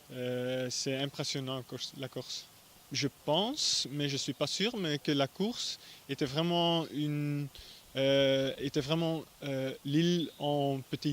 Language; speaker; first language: French; non-native, fluent; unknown